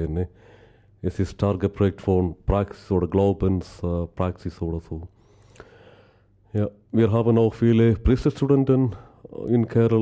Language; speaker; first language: German; non-native, learner; Malayalam